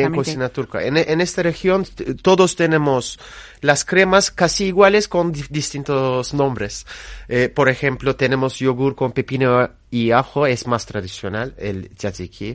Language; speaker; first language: Spanish; non-native, fluent; Turkish